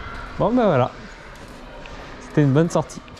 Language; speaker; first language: French; native; French